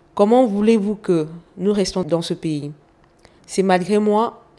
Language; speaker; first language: French; non-native, local second language; Lingala